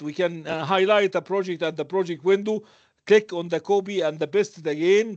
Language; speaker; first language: English; non-native, fluent; Arabic